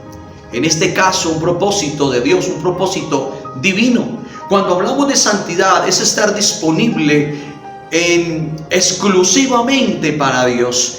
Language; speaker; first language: Spanish; native; Spanish